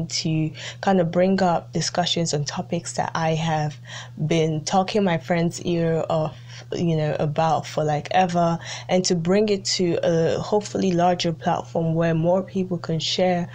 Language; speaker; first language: English; early bilingual, other home language; Italian